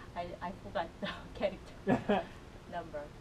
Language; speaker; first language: English; non-native, learner; Korean